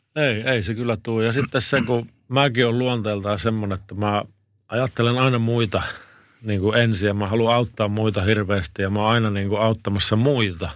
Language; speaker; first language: Finnish; native; Finnish